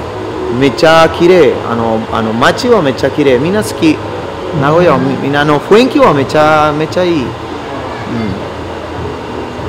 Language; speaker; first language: Japanese; non-native, learner; Spanish